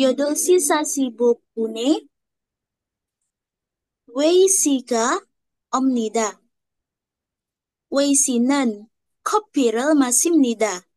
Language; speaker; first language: Korean; non-native, learner; Indonesian